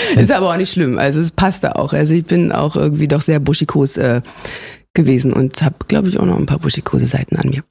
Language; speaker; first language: German; native; German